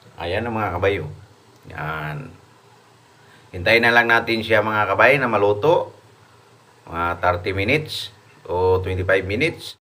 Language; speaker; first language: Filipino; non-native, local second language; Cebuano